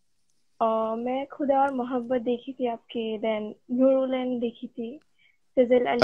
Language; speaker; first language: Hindi; non-native, learner; Bangla